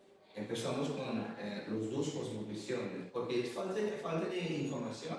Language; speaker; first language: Spanish; non-native, learner; English